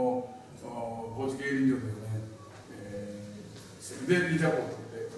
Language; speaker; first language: Japanese; native; Japanese